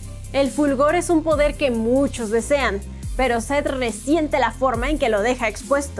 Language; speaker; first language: Spanish; native; Spanish